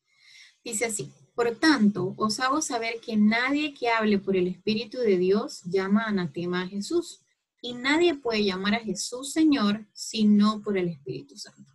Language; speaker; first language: Spanish; native; Spanish